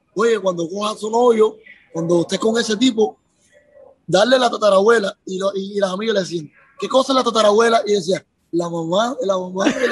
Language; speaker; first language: Spanish; native; Spanish